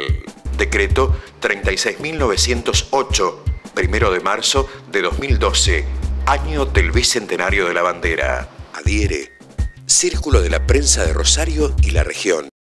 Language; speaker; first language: Spanish; native; Spanish